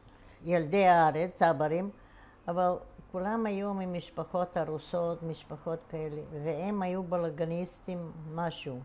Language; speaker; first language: Hebrew; non-native, fluent; Bulgarian